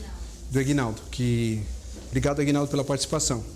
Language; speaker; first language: Portuguese; native; Portuguese